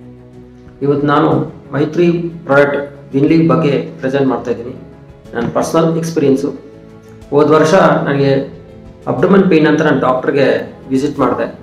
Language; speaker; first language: Kannada; non-native, local second language; Telugu